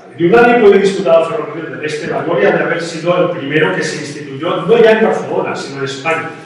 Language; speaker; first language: Spanish; non-native, local second language; Catalan